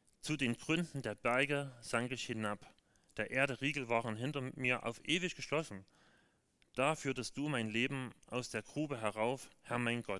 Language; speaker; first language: German; native; German